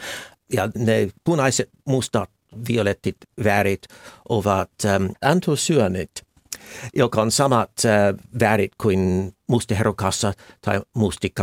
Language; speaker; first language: Finnish; non-native, fluent; English